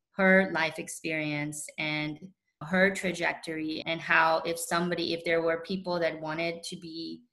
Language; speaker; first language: English; early bilingual, other home language; Urdu